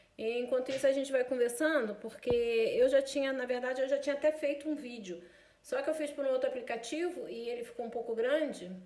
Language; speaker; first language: Portuguese; native; Portuguese